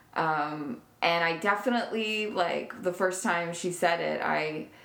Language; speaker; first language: English; native; English